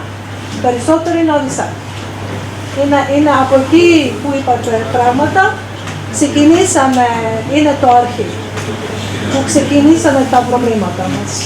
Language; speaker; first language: Greek; non-native, fluent; Serbian